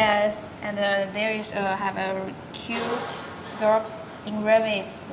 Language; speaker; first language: English; non-native, learner; Chinese